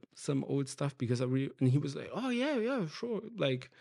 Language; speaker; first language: English; non-native, fluent; German